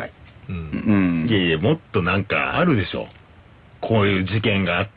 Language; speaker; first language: Japanese; native; Japanese